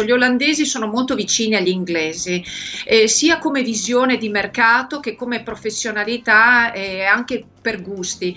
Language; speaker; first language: Italian; native; Italian